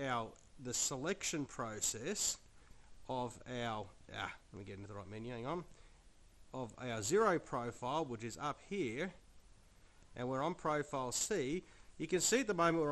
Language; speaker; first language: English; native; English